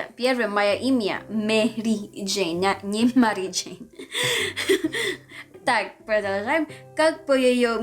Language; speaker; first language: Russian; non-native, learner; Filipino